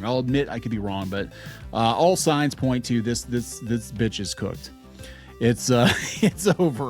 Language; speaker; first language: English; native; English